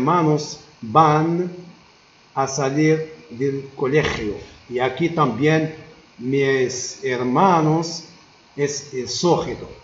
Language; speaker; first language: Spanish; non-native, learner; Arabic